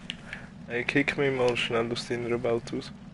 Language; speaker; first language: German; native; German